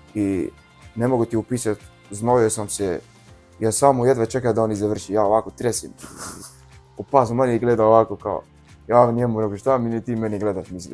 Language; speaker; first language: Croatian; non-native, learner; Arabic